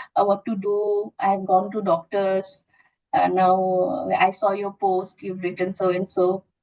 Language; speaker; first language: English; non-native, local second language; Assamese